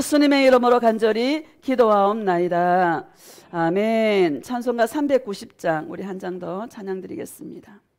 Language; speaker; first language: Korean; native; Korean